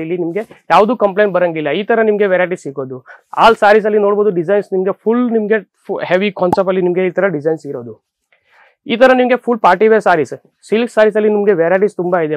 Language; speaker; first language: Kannada; non-native, fluent; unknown